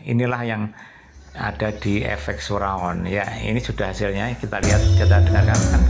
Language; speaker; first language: Indonesian; native; Indonesian